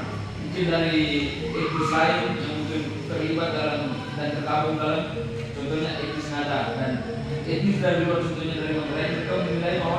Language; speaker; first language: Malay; non-native, local second language; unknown